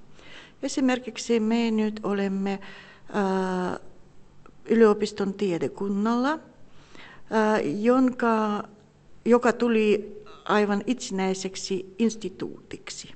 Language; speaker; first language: Finnish; non-native, fluent; Russian